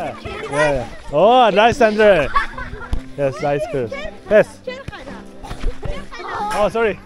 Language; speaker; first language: English; non-native, learner; Korean